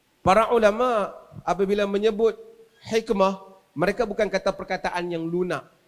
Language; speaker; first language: Malay; native; Malay